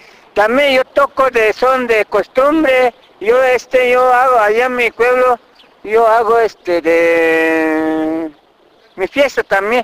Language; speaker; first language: Spanish; non-native, local second language; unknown